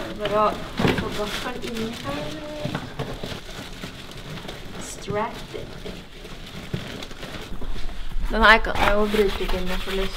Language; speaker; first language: Norwegian; native; Norwegian